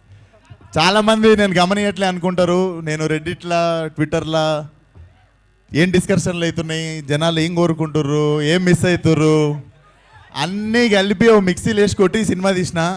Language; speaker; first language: Telugu; native; Telugu